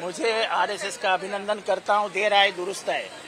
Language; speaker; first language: Hindi; non-native, local second language; Marathi